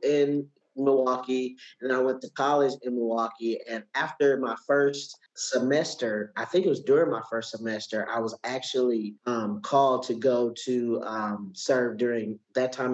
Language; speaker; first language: English; native; English